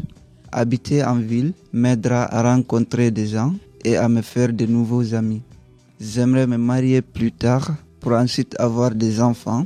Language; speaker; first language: French; non-native, learner; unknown